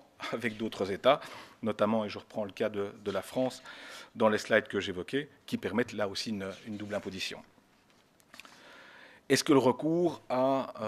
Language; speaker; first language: French; native; French